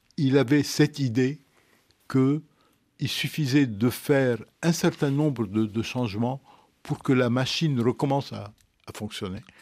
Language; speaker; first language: French; non-native, local second language; Arabic